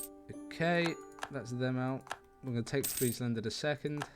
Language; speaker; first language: English; native; English